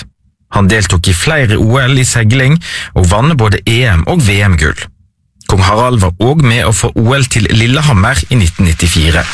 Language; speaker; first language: Norwegian; native; Norwegian